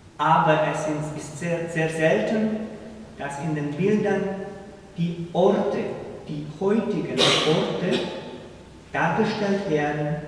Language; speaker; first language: German; non-native, fluent; Russian